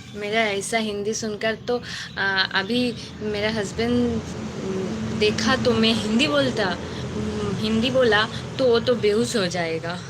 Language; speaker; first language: Hindi; non-native, local second language; Bangla